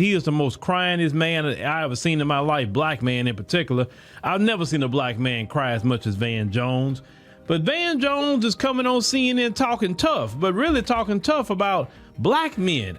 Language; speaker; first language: English; native; English